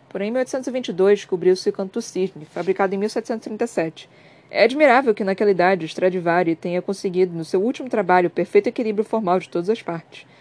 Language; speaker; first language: Portuguese; native; Portuguese